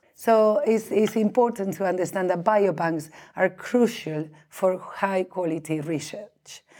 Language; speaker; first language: English; non-native, fluent; Spanish